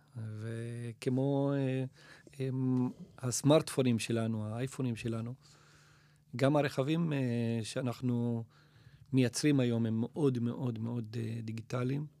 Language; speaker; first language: Hebrew; non-native, local second language; Arabic